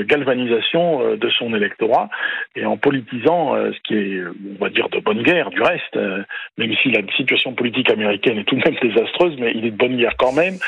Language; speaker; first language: French; native; French